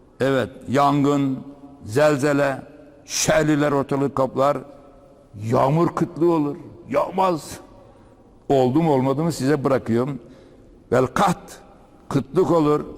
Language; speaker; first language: Turkish; native; Turkish